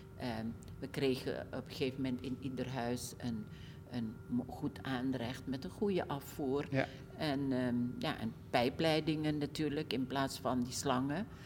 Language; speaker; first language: Dutch; early bilingual, other home language; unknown